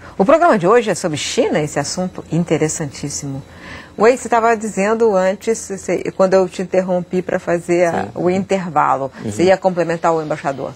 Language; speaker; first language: Portuguese; native; Portuguese